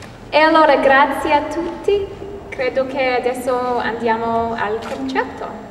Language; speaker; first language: Italian; non-native, fluent; English